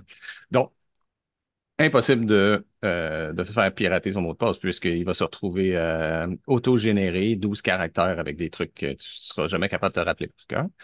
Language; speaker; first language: French; native; French